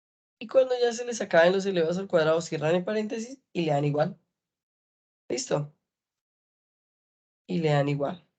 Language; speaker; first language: Spanish; native; Spanish